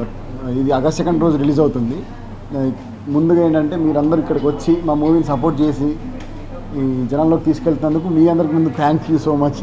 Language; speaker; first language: Telugu; native; Telugu